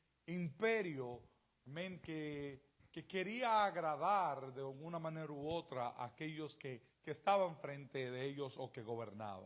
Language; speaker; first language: Spanish; native; Spanish